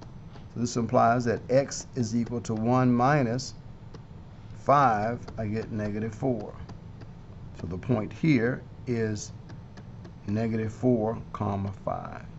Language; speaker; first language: English; native; English